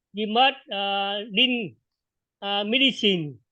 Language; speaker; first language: English; non-native, learner; Vietnamese